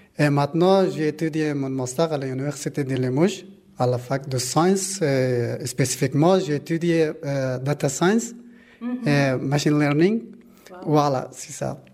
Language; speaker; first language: French; non-native, learner; Persian